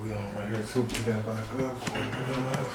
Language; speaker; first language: English; native; English